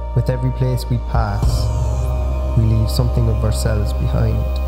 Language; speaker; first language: English; native; English